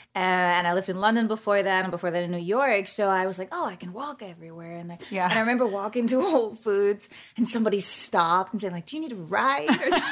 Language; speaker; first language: English; non-native, fluent; German